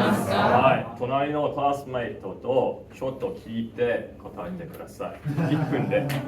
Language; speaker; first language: Japanese; non-native, fluent; English